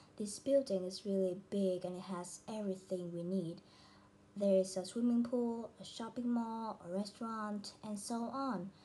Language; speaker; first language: English; non-native, fluent; Vietnamese